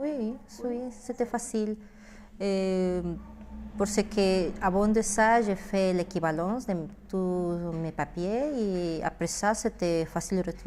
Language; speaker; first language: French; non-native, learner; Spanish